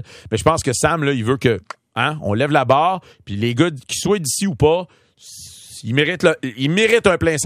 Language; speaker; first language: French; native; French